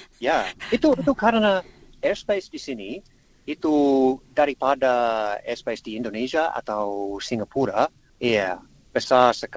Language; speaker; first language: Indonesian; non-native, learner; English